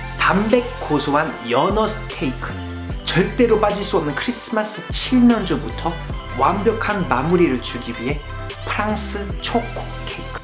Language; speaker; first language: Korean; non-native, fluent; French